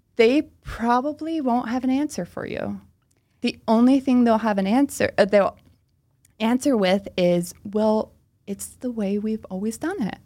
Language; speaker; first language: English; early bilingual, other home language; Pennsylvania German